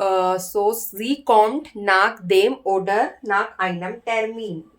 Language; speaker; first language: German; non-native, learner; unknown